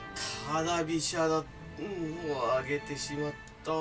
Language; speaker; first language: Japanese; non-native, fluent; English